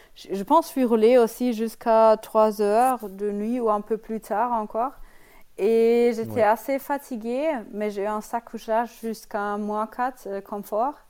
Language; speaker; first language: French; non-native, learner; German